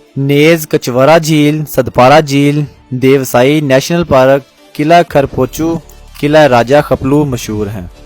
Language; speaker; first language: Urdu; non-native, local second language; Balti